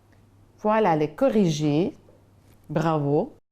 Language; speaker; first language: French; non-native, fluent; Ukrainian